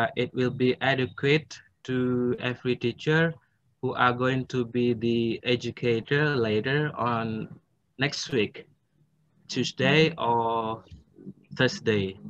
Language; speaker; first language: English; non-native, fluent; Indonesian